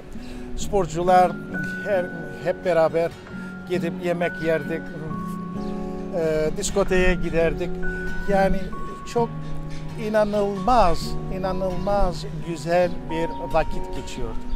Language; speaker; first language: Turkish; non-native, local second language; Greek